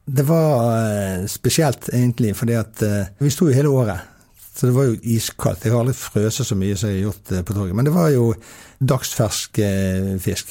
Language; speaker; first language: Norwegian; native; Norwegian